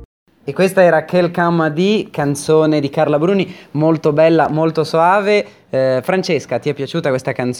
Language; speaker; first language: Italian; native; Italian